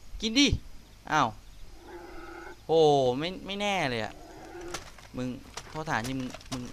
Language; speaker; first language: Thai; native; Thai